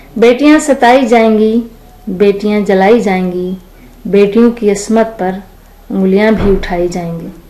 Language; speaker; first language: Hindi; native; Hindi